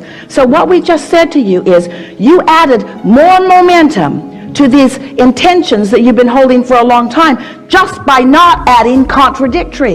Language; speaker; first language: English; native; English